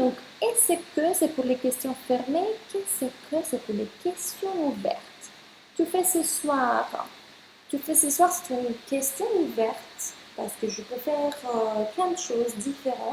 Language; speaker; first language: French; non-native, fluent; Spanish